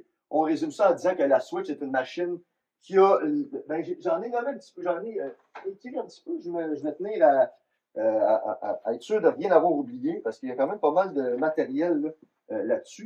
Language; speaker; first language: French; native; French